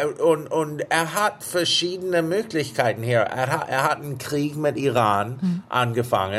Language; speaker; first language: German; non-native, fluent; English